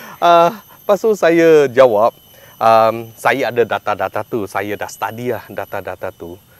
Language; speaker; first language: Malay; non-native, local second language; Chinese